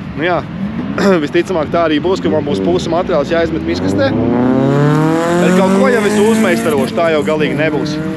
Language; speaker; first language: Latvian; native; Latvian